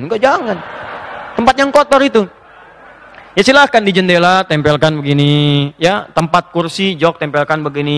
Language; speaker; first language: Indonesian; native; Indonesian